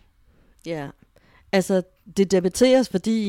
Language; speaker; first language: Danish; native; Danish